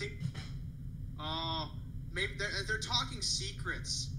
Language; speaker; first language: English; native; English